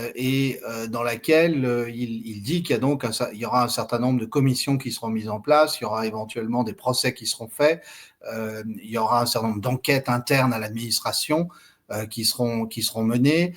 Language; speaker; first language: French; native; French